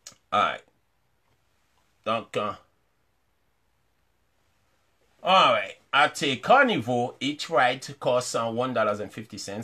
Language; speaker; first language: English; non-native, fluent; Haitian Creole